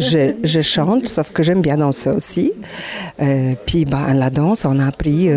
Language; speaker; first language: French; non-native, learner; Polish